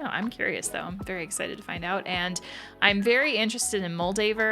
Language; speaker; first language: English; native; English